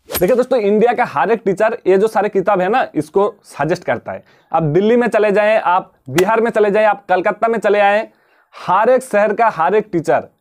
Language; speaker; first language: Hindi; non-native, local second language; Bangla